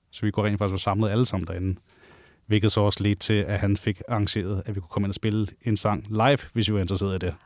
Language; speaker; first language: Danish; native; Danish